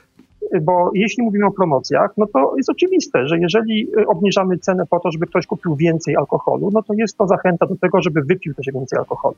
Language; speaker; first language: Polish; native; Polish